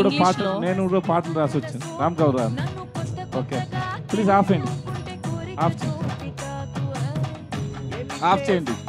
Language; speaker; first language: Telugu; non-native, learner; Tamil